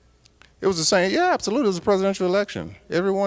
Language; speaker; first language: English; native; English